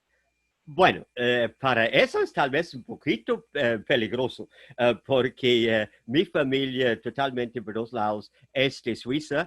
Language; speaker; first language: Spanish; non-native, fluent; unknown